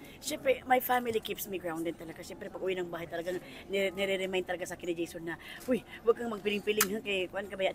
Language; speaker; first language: Filipino; non-native, local second language; Cebuano